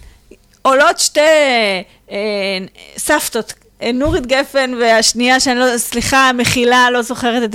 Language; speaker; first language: Hebrew; native; Hebrew